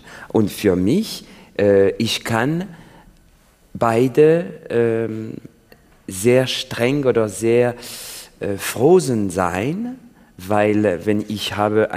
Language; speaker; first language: German; non-native, learner; French